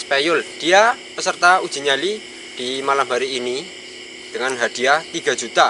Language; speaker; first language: Indonesian; native; Indonesian